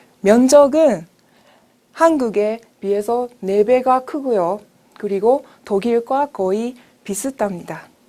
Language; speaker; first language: Korean; non-native, fluent; Japanese